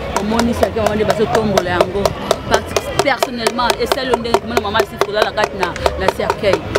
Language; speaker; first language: Lingala; native; Lingala